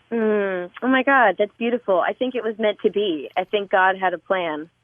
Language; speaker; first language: English; native; English